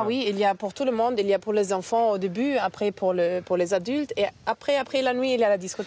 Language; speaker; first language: French; non-native, fluent; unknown